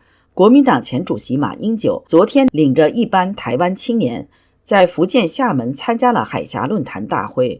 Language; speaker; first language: Chinese; native; Chinese